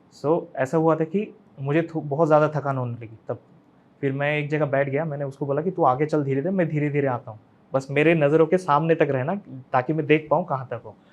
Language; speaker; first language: Hindi; non-native, local second language; Marathi